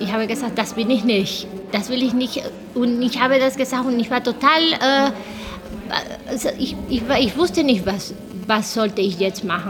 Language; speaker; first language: German; non-native, fluent; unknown